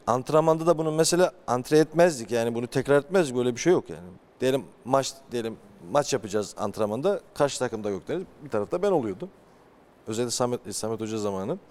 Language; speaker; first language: Turkish; native; Turkish